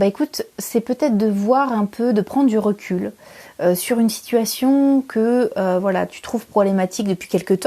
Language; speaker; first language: French; native; French